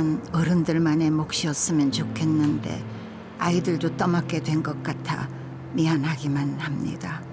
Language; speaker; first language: Korean; native; Korean